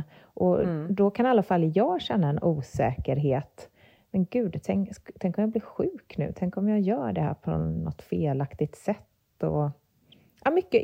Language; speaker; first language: Swedish; native; Swedish